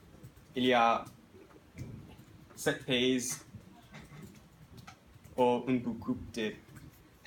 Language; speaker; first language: French; non-native, learner; English